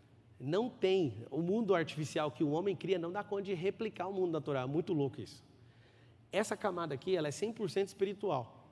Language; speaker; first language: Portuguese; native; Portuguese